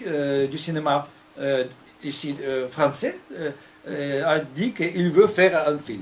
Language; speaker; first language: French; non-native, fluent; Russian